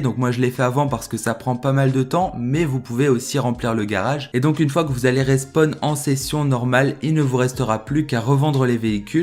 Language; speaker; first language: French; native; French